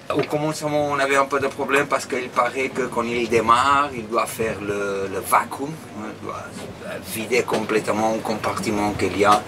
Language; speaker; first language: French; non-native, fluent; Spanish